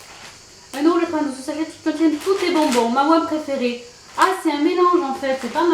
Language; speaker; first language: French; native; French